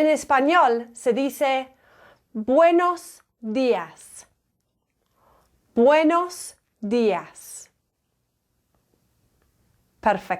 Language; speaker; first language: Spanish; non-native, fluent; English